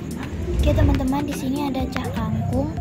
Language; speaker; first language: Indonesian; native; Indonesian